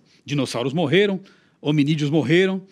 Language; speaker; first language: Portuguese; native; Portuguese